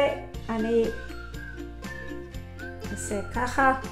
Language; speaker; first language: Hebrew; non-native, fluent; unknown